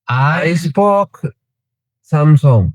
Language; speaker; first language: English; non-native, learner; Tigrinya